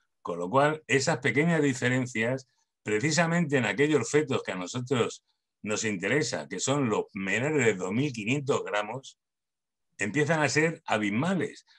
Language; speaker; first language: Spanish; native; Spanish